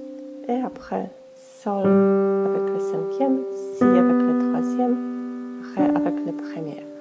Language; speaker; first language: French; non-native, fluent; Polish